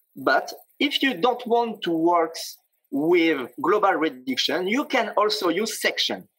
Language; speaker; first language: English; non-native, fluent; French